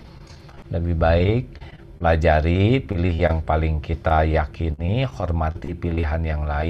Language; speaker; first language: Indonesian; native; Indonesian